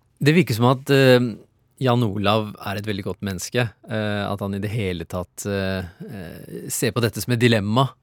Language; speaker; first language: Norwegian; early bilingual, other home language; Urdu